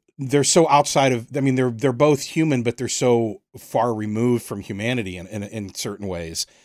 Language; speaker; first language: English; native; English